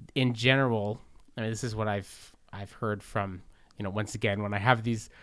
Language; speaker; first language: English; native; English